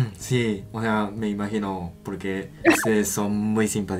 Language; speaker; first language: Spanish; non-native, fluent; Japanese